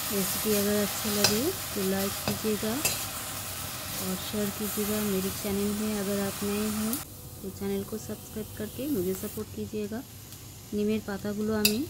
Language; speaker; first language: Hindi; non-native, local second language; Bangla